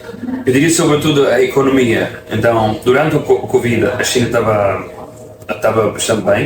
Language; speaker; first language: Portuguese; non-native, fluent; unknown